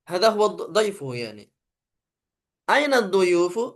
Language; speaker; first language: Arabic; non-native, fluent; Indonesian